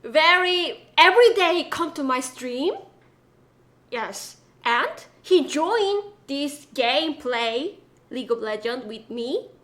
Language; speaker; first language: English; non-native, learner; Korean